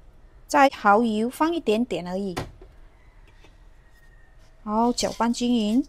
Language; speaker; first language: Chinese; non-native, learner; Indonesian